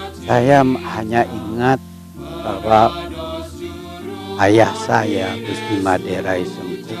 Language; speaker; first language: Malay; non-native, local second language; Balinese